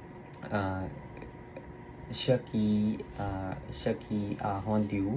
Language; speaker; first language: French; non-native, learner; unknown